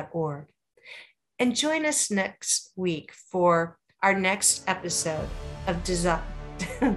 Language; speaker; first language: English; native; English